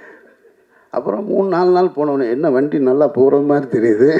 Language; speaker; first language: Tamil; native; Tamil